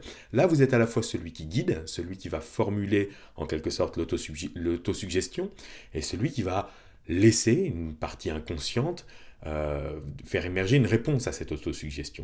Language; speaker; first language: French; native; French